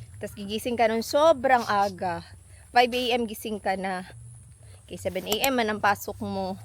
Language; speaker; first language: Filipino; non-native, local second language; Cebuano